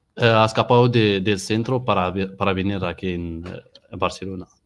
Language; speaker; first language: Spanish; non-native, learner; Arabic